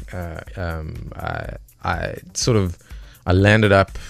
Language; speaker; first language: English; native; English